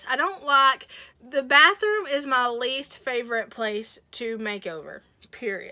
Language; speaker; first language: English; native; English